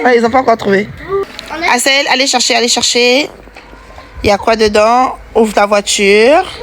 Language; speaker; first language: French; native; French